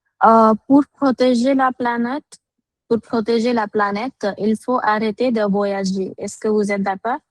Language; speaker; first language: French; non-native, fluent; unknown